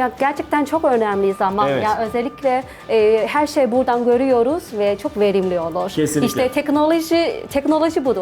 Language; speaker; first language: Turkish; non-native, learner; Chinese